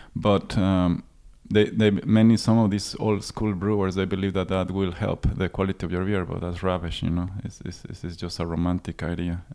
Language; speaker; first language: English; non-native, fluent; Spanish